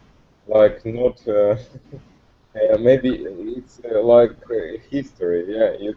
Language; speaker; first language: English; non-native, learner; Russian